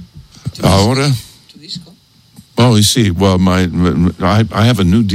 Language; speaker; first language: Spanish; non-native, learner; English